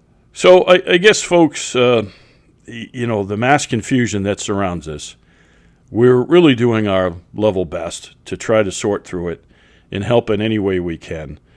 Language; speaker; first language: English; native; English